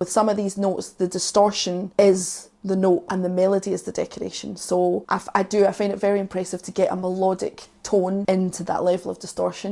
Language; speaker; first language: English; native; English